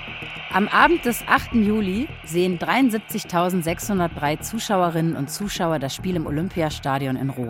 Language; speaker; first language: German; native; German